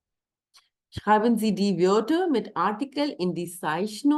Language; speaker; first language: German; non-native, learner; Hindi